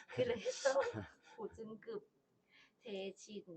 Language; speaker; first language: Korean; non-native, learner; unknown